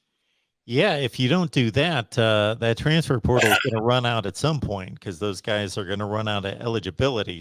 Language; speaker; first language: English; native; English